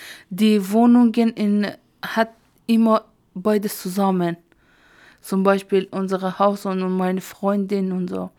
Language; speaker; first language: German; non-native, learner; Persian